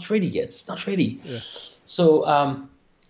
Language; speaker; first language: English; non-native, fluent; French